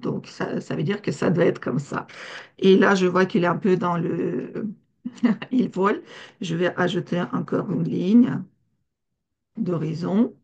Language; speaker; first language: French; non-native, fluent; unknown